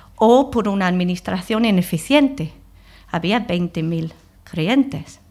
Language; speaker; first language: Spanish; non-native, fluent; English